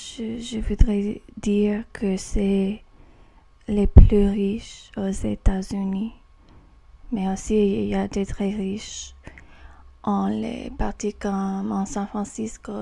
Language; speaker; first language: French; non-native, learner; English